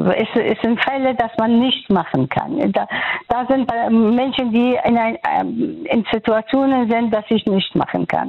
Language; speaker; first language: German; non-native, fluent; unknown